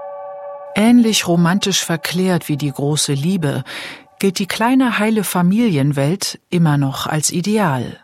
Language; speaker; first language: German; native; German